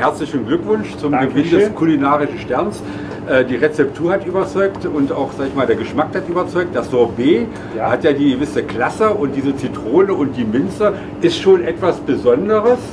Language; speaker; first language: German; native; German